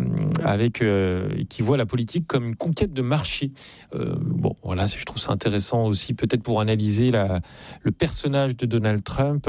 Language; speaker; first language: French; native; French